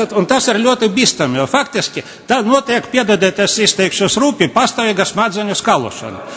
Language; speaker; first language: Latvian; non-native, local second language; Russian